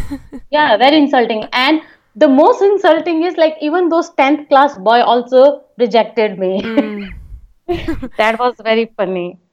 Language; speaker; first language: English; non-native, local second language; Hindi